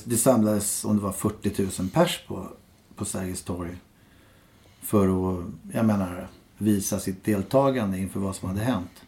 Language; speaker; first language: Swedish; native; Swedish